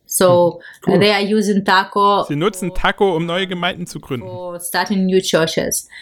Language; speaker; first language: German; non-native, fluent; Ukrainian